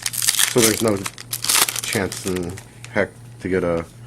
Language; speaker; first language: English; native; English